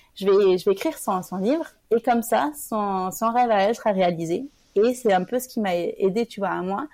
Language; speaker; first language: French; native; French